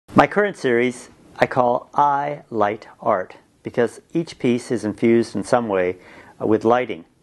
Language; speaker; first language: English; native; English